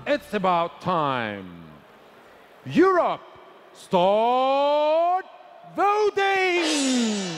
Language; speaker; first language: English; non-native, fluent; Turkish